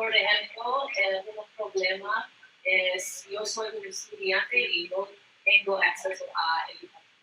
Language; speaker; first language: Spanish; non-native, learner; English